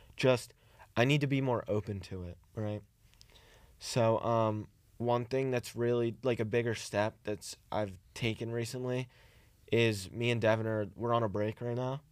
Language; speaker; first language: English; early bilingual, other home language; Italian